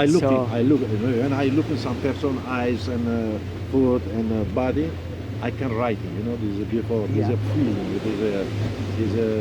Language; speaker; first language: English; non-native, learner; Turkish